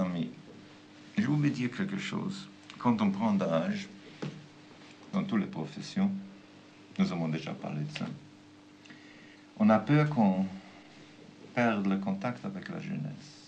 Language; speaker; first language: French; non-native, fluent; German